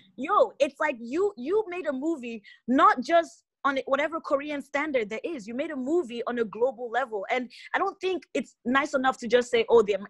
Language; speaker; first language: English; non-native, local second language; Igbo